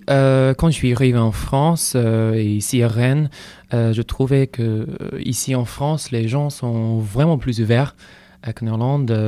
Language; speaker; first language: French; non-native, fluent; English